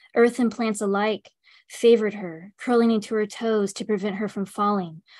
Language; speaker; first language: English; native; English